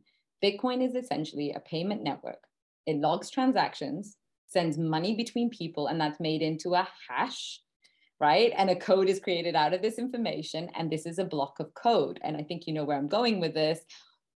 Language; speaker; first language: English; native; English